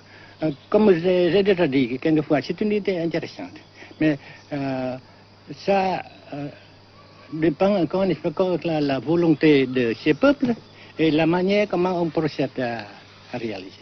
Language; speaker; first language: French; non-native, fluent; Vietnamese